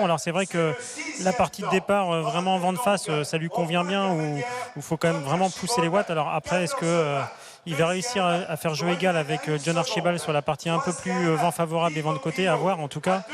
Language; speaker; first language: French; native; French